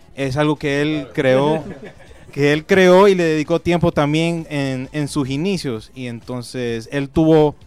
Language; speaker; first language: Spanish; native; Spanish